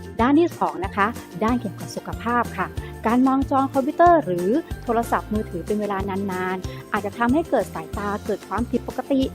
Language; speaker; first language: Thai; native; Thai